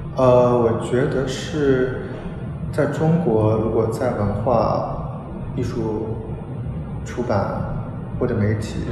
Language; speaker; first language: Chinese; native; Chinese